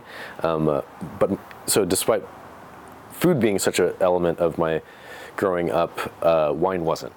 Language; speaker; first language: English; native; English